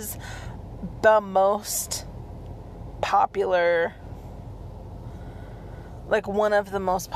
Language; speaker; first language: English; native; English